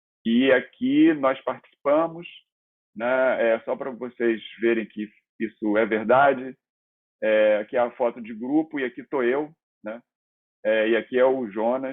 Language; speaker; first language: Portuguese; native; Portuguese